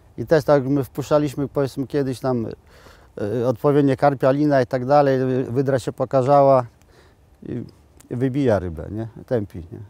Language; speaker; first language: Polish; native; Polish